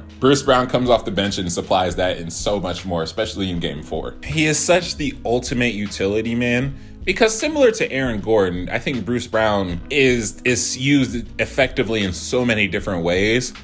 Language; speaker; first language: English; native; English